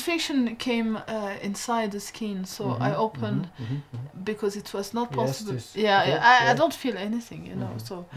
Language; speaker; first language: English; non-native, learner; French